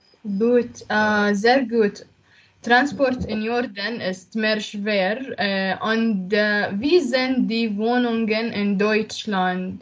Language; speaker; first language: German; non-native, learner; Arabic